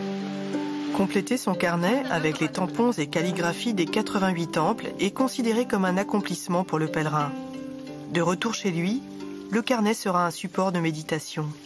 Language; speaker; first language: French; native; French